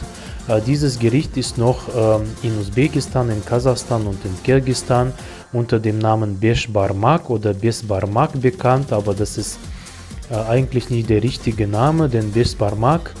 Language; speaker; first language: German; non-native, fluent; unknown